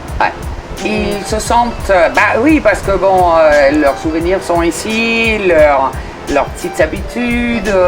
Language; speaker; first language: French; non-native, fluent; German